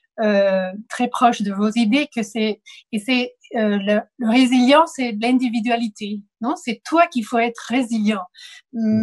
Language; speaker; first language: French; non-native, fluent; Spanish